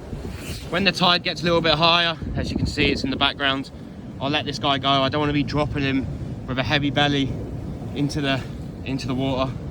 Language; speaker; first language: English; native; English